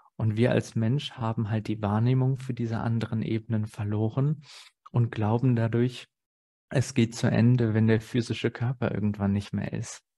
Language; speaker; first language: German; native; German